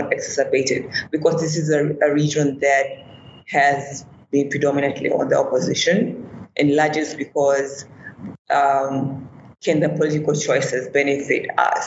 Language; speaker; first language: English; non-native, local second language; Swahili